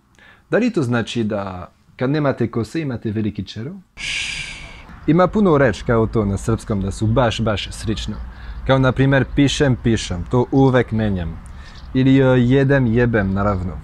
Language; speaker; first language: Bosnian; non-native, learner; French